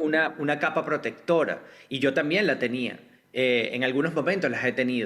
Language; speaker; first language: Spanish; native; Spanish